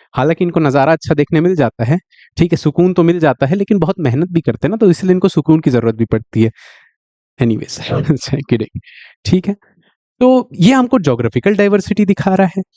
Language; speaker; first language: Hindi; native; Hindi